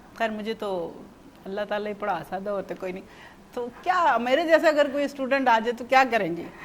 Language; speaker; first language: Urdu; non-native, local second language; Punjabi